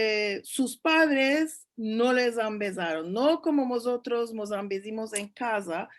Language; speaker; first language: Spanish; early bilingual, heritage; Turkish